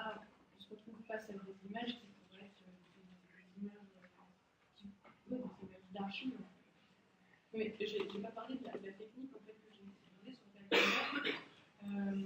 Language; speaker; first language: French; native; French